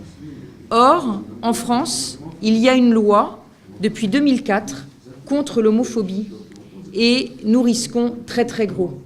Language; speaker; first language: French; native; French